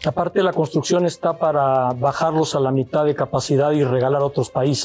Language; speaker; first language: Spanish; native; Spanish